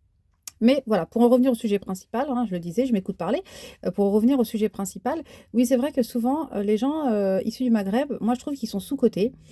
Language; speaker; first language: French; native; French